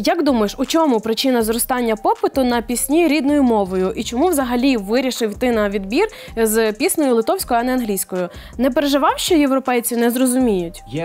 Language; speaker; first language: Ukrainian; native; Ukrainian